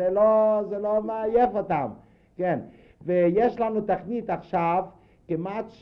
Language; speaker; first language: Hebrew; non-native, fluent; Yiddish